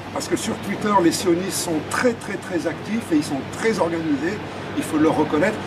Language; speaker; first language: French; early bilingual, other home language; Arabic